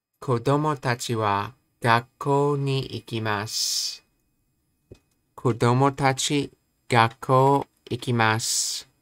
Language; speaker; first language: Japanese; non-native, learner; English